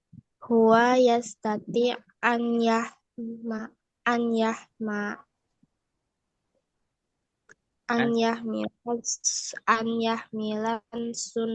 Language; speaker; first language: Arabic; non-native, learner; Indonesian